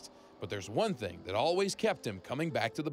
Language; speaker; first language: English; native; English